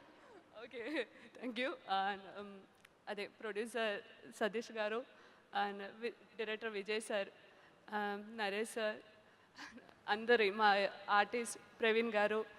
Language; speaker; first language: Telugu; non-native, learner; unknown